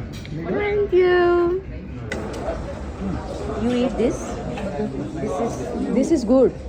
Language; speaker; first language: English; non-native, learner; Urdu